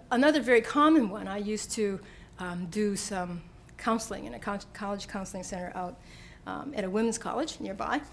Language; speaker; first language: English; native; English